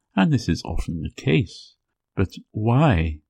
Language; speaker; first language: English; native; English